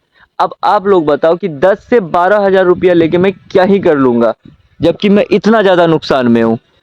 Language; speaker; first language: Hindi; native; Hindi